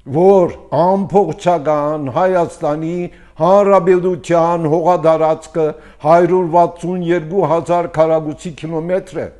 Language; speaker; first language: Armenian; early bilingual, heritage; Armenian